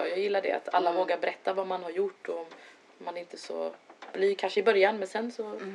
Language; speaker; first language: Swedish; native; Swedish